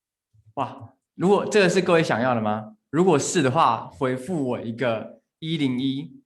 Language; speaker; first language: Chinese; native; Chinese